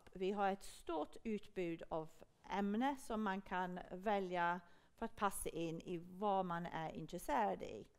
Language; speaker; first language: Swedish; non-native, fluent; English